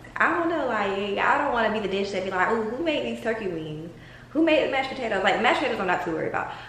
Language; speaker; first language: English; native; English